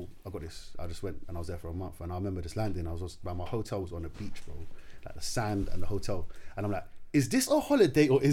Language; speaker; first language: English; non-native, local second language; Arabic